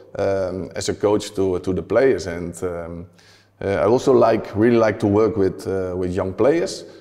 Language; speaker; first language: English; non-native, fluent; Dutch